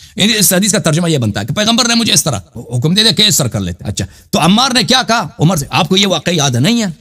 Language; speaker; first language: Urdu; non-native, local second language; Punjabi